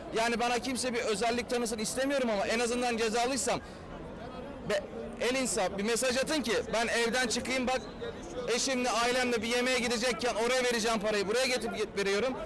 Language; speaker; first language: Turkish; native; Turkish